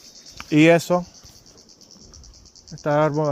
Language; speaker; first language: Spanish; non-native, learner; English